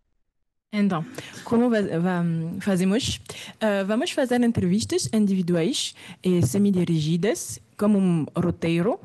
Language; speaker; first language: Portuguese; non-native, fluent; French